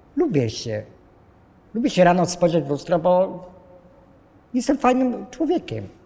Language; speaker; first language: Polish; native; Polish